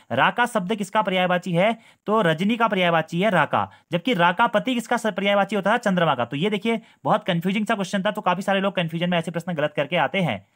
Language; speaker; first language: Hindi; native; Hindi